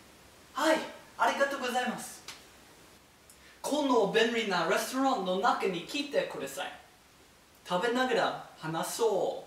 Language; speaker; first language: Japanese; non-native, learner; English